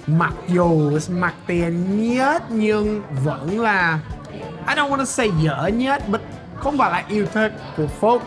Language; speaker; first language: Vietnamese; non-native, learner; English